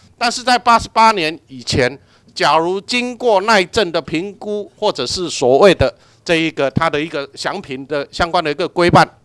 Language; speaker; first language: Chinese; native; Chinese